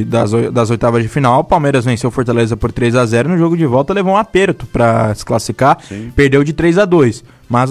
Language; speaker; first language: Portuguese; native; Portuguese